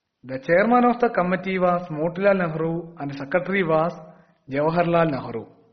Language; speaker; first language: English; non-native, local second language; Malayalam